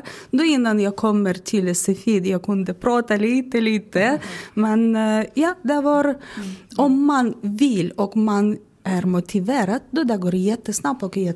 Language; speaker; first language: Swedish; non-native, learner; Ukrainian